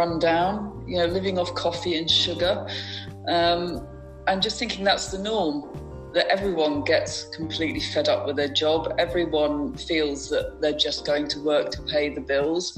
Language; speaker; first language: English; native; English